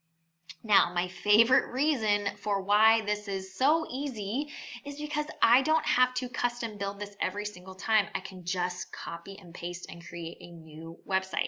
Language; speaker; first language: English; native; English